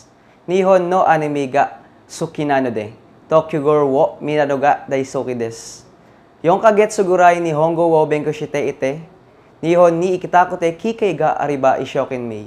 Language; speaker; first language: Japanese; non-native, learner; Filipino